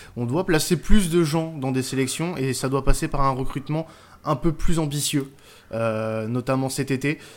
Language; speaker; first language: French; native; French